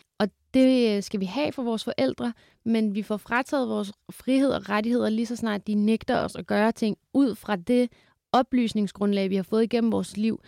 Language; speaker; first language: Danish; early bilingual, other home language; Kurdish